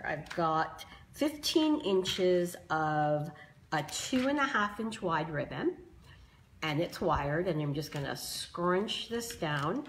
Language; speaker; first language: English; native; English